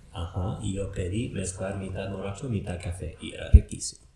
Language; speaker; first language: Spanish; non-native, fluent; English